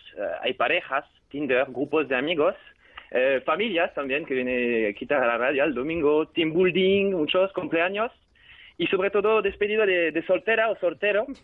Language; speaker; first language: Spanish; non-native, fluent; French